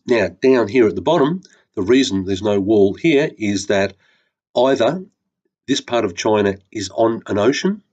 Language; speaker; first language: English; native; English